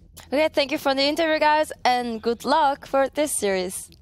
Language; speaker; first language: English; non-native, fluent; French